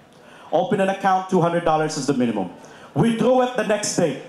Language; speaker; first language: English; non-native, local second language; Filipino